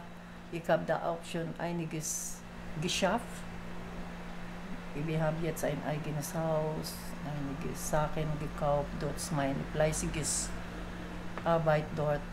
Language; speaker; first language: German; non-native, fluent; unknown